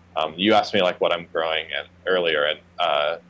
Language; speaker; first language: English; native; English